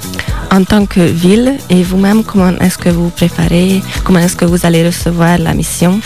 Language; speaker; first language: French; non-native, fluent; Hungarian